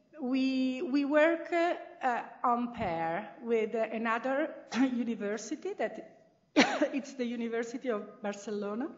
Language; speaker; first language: English; non-native, fluent; Italian